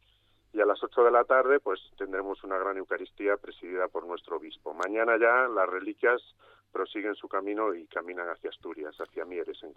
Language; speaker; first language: Spanish; native; Spanish